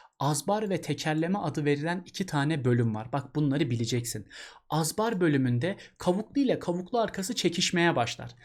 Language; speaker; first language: Turkish; native; Turkish